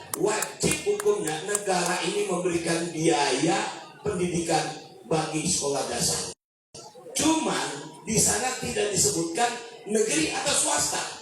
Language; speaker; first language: Indonesian; native; Indonesian